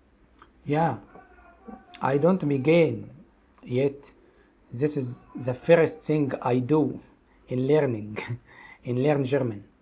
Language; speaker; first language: English; non-native, local second language; Arabic